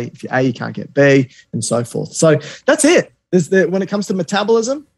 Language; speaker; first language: English; native; English